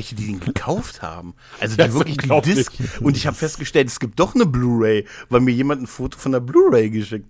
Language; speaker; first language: German; native; German